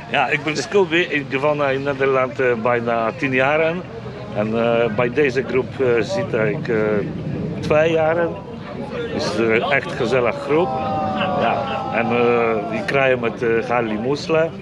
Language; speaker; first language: Dutch; non-native, learner; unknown